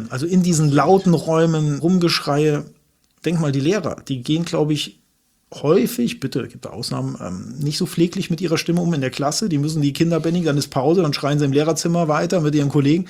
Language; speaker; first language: German; native; German